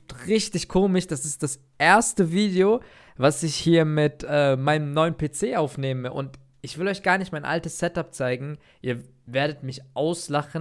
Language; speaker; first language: German; native; German